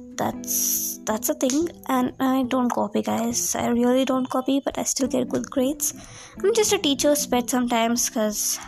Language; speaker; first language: English; non-native, local second language; Kannada